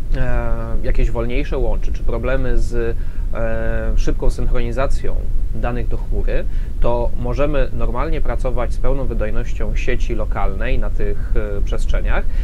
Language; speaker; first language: Polish; native; Polish